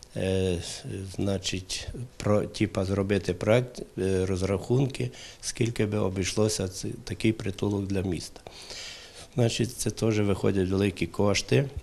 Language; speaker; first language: Ukrainian; native; Ukrainian